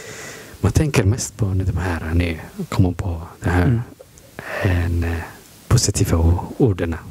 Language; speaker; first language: Swedish; non-native, learner; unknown